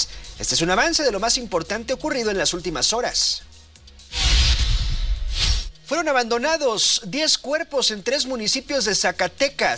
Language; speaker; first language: Spanish; native; Spanish